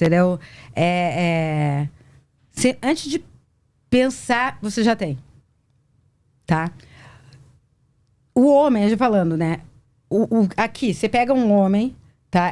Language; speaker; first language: Portuguese; native; Portuguese